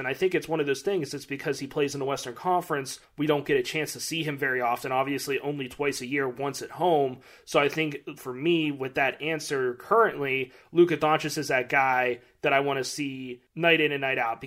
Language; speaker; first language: English; native; English